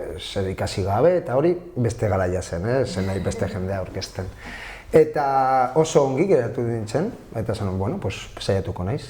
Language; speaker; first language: Basque; non-native, local second language; Spanish